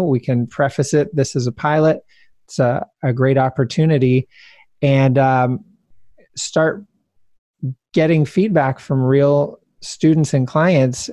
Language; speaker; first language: English; native; English